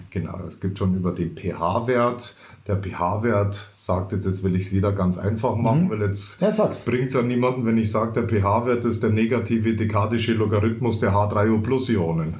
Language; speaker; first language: German; native; German